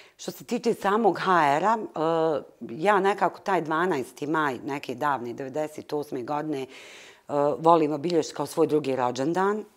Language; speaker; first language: Bosnian; native; Bosnian